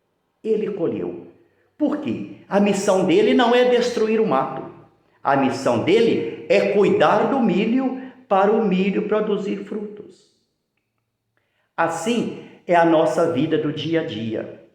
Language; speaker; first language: Portuguese; native; Portuguese